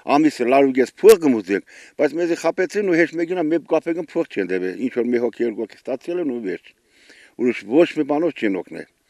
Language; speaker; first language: Armenian; native; Armenian